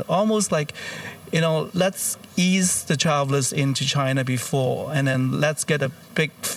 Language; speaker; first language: English; non-native, local second language; Cantonese